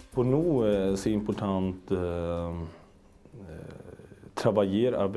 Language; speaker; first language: French; non-native, fluent; Swedish